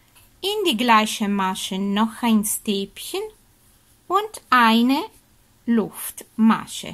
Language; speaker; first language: German; non-native, fluent; Italian